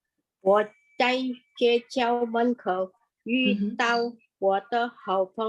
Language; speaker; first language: Chinese; non-native, learner; Indonesian